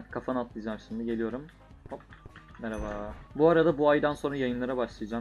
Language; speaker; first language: Turkish; native; Turkish